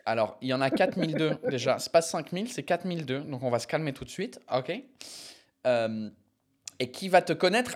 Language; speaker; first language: French; non-native, fluent; English